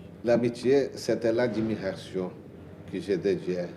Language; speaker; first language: French; non-native, learner; Portuguese